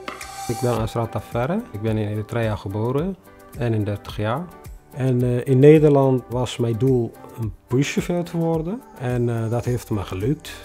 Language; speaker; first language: Dutch; non-native, fluent; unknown